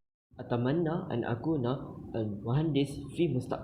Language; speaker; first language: Arabic; non-native, learner; Malay